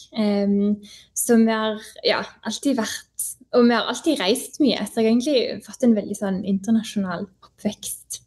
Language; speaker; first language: Norwegian; native; Norwegian